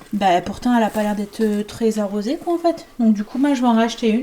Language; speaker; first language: French; native; French